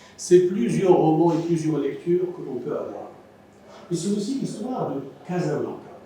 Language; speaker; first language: French; non-native, local second language; Arabic